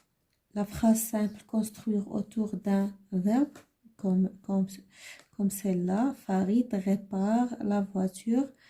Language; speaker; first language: French; non-native, learner; Arabic